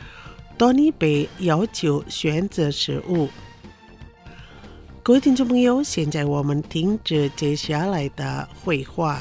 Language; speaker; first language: Chinese; non-native, fluent; Indonesian